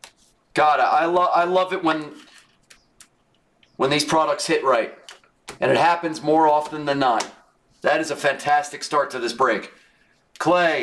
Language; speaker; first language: English; native; English